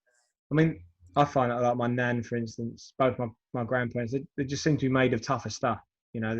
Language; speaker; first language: English; native; English